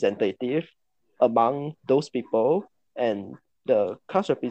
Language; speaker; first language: English; non-native, local second language; Chinese